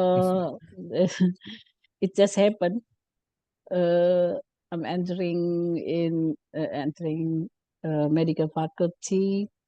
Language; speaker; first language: English; non-native, learner; Indonesian